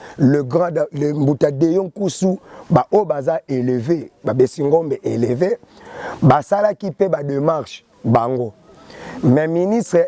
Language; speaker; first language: Lingala; non-native, local second language; Kongo